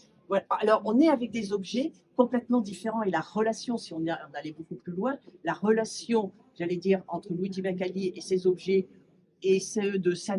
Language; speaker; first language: French; native; French